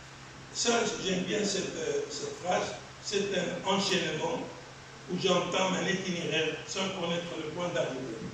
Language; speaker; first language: French; non-native, local second language; Arabic